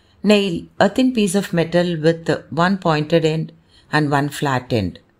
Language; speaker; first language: English; non-native, local second language; Tamil